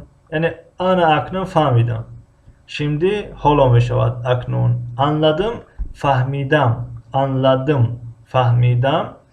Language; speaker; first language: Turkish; non-native, fluent; Persian